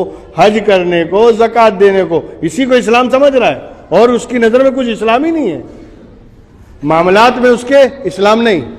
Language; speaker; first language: Urdu; native; Urdu